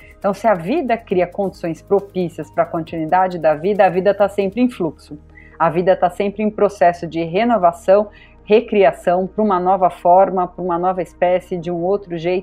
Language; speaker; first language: Portuguese; native; Portuguese